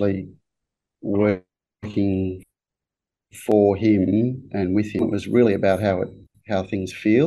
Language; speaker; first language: English; native; English